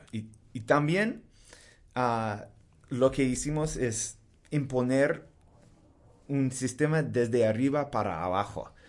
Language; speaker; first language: Spanish; non-native, fluent; English